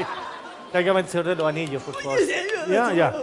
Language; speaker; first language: Spanish; native; Spanish